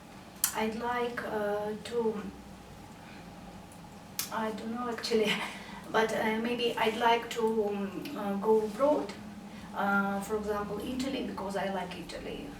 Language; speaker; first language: English; non-native, learner; Russian